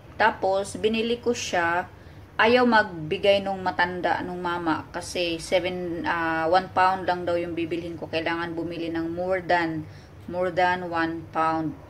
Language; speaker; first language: Filipino; non-native, local second language; Cebuano